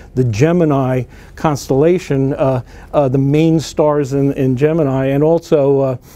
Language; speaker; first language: English; native; English